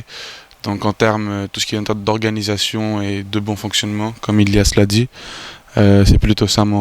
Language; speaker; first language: French; non-native, fluent; Greek